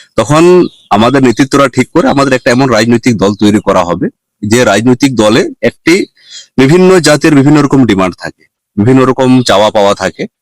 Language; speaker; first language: Bangla; non-native, local second language; Santali